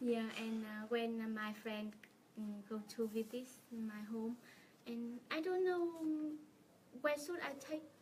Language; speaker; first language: English; non-native, learner; Vietnamese